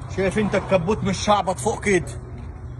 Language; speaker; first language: Arabic; native; Arabic